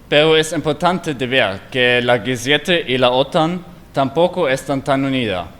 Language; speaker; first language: Spanish; non-native, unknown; German